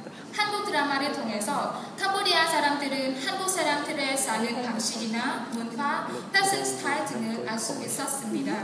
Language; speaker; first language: Korean; non-native, learner; Khmer